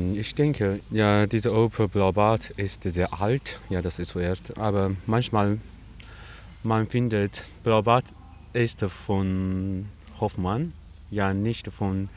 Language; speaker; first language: German; non-native, learner; Chinese